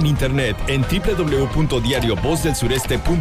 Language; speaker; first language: Spanish; native; Spanish